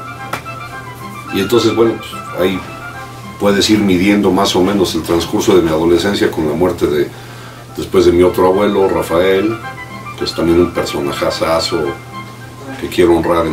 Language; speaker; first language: Spanish; native; Spanish